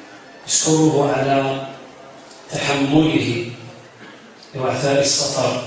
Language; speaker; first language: Arabic; native; Arabic